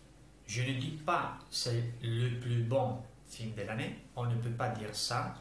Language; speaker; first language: French; non-native, fluent; Italian